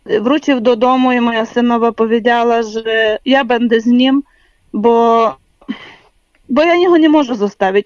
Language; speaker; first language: Polish; non-native, learner; Ukrainian